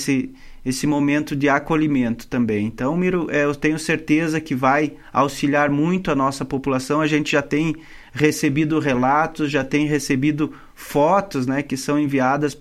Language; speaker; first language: Portuguese; native; Portuguese